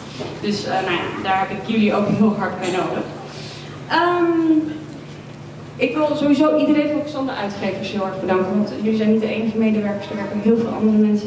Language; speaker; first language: Dutch; native; Dutch